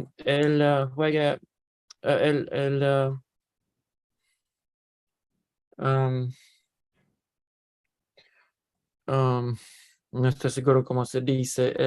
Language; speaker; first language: Spanish; non-native, learner; Russian